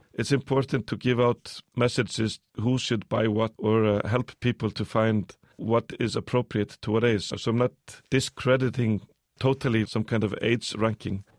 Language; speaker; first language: English; early bilingual, other home language; Icelandic